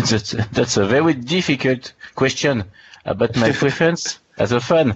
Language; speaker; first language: English; non-native, learner; French